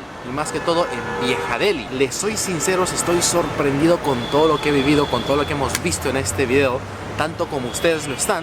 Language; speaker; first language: Spanish; native; Spanish